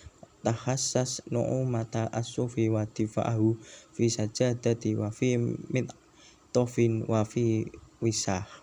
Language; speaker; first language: Arabic; non-native, learner; Indonesian